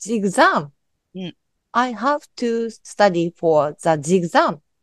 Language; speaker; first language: English; non-native, learner; Japanese